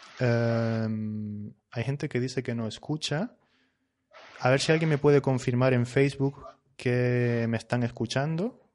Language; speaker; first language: Spanish; native; Spanish